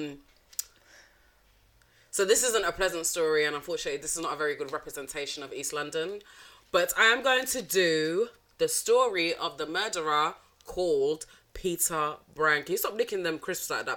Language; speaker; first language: English; non-native, local second language; French